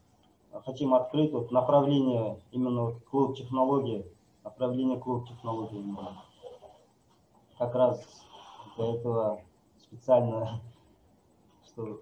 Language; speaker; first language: Russian; non-native, local second language; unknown